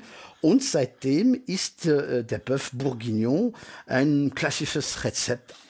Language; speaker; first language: German; early bilingual, heritage; French